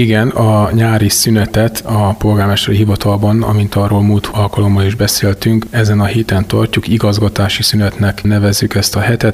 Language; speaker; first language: Hungarian; native; Hungarian